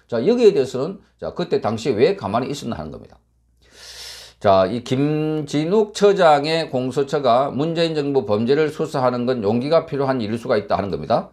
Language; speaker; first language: Korean; native; Korean